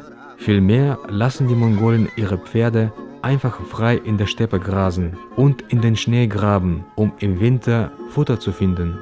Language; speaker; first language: German; native; German